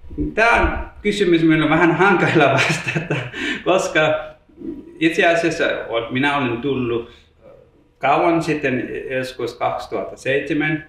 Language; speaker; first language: Finnish; non-native, learner; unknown